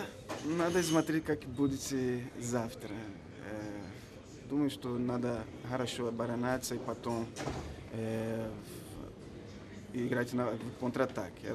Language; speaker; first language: Russian; non-native, learner; Portuguese